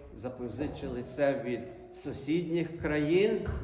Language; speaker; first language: Ukrainian; early bilingual, heritage; Ukrainian